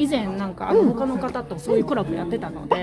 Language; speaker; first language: Japanese; native; Japanese